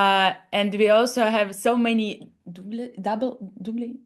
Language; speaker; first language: English; non-native, learner; Russian